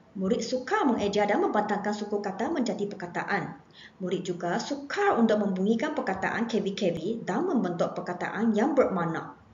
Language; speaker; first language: Malay; non-native, local second language; Chinese